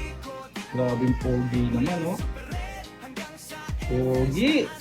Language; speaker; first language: Filipino; native; Filipino